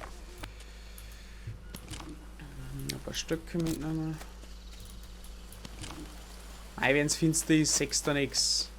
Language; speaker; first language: German; native; German